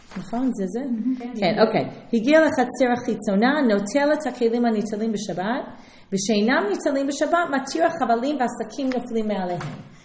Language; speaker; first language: Hebrew; non-native, fluent; English